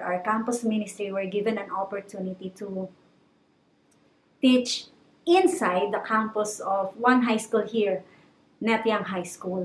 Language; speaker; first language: English; non-native, local second language; Filipino